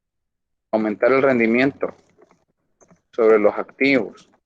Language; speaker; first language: Spanish; native; Spanish